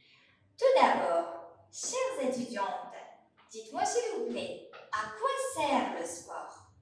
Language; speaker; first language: French; non-native, fluent; Uzbek